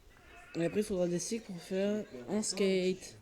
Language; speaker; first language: French; native; French